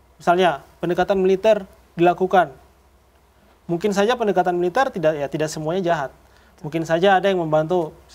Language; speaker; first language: Indonesian; native; Indonesian